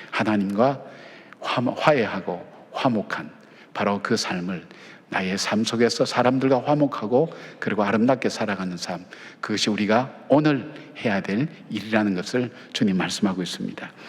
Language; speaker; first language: Korean; native; Korean